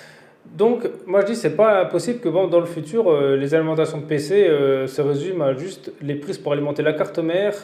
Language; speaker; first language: French; native; French